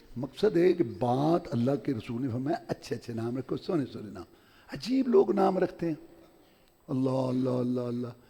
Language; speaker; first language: Urdu; non-native, local second language; Punjabi